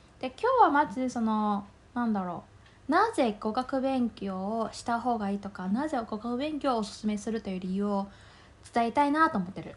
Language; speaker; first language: Japanese; non-native, fluent; Chinese